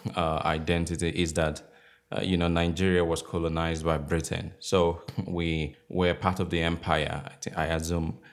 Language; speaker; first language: English; non-native, local second language; Igbo